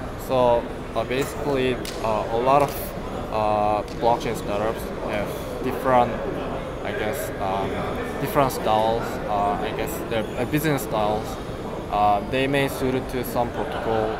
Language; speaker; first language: English; non-native, fluent; Korean